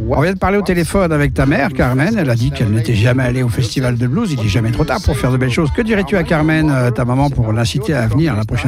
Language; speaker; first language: French; native; French